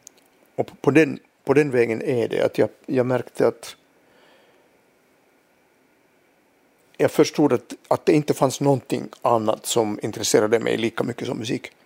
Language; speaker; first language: Swedish; non-native, local second language; Finnish